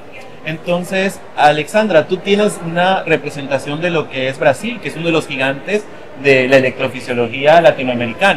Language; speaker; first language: Spanish; native; Spanish